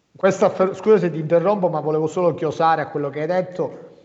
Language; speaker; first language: Italian; native; Italian